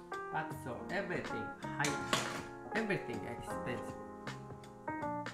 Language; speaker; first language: English; non-native, learner; Japanese